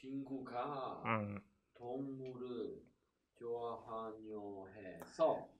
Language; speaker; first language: Korean; non-native, learner; English